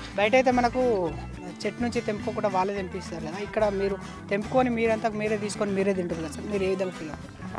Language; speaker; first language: Telugu; native; Telugu